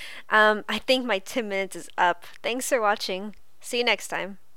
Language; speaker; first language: English; native; English